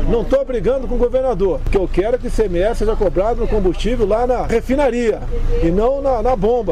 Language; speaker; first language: Portuguese; native; Portuguese